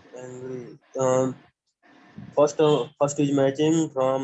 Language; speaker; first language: English; non-native, learner; Hindi